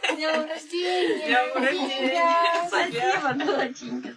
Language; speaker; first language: Russian; native; Russian